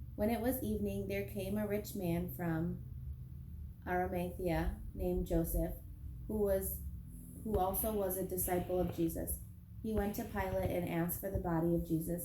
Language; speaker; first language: English; native; English